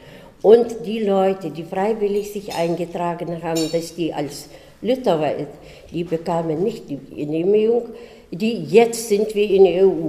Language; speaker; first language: German; early bilingual, heritage; German